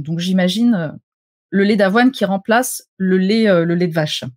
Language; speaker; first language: French; native; French